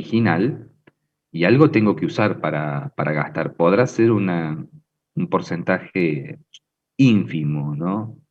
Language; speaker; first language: Spanish; native; Spanish